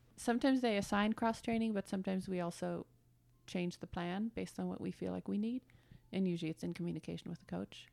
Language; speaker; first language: English; early bilingual, other home language; German